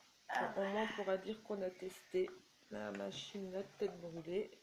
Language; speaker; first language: French; native; French